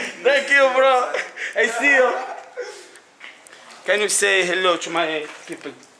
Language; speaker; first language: English; non-native, learner; Arabic